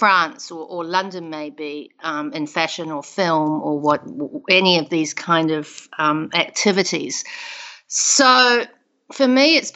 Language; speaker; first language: English; native; English